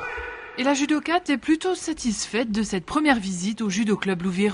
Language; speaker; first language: French; native; French